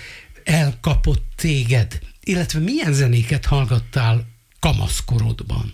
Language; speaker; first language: Hungarian; native; Hungarian